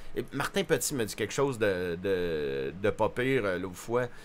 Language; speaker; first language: French; native; French